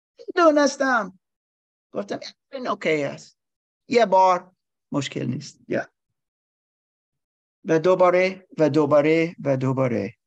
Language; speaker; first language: Persian; non-native, learner; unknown